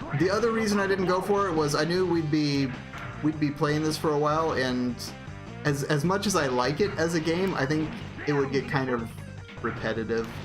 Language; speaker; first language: English; native; English